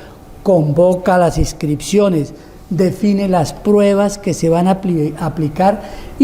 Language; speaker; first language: Spanish; native; Spanish